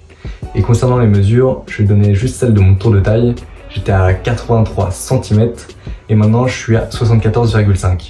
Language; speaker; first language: French; native; French